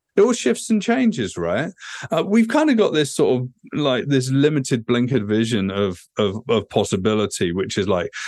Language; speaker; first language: English; native; English